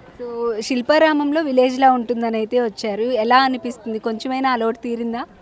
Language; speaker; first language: Telugu; native; Telugu